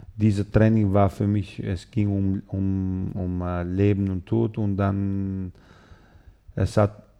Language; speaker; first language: German; non-native, fluent; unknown